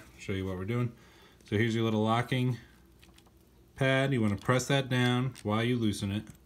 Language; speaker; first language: English; native; English